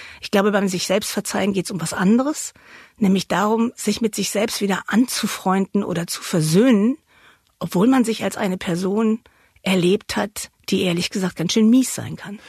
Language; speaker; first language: German; native; German